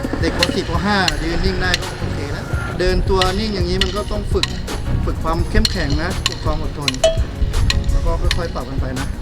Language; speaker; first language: Thai; native; Thai